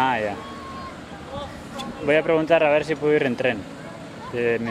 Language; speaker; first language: Spanish; non-native, local second language; Basque